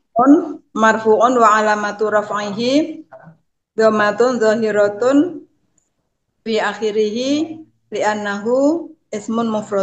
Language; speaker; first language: Arabic; non-native, learner; Indonesian